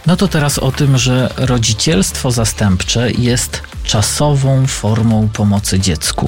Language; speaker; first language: Polish; native; Polish